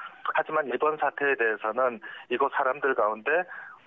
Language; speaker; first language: Korean; native; Korean